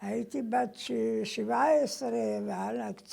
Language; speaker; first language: Hebrew; non-native, fluent; Persian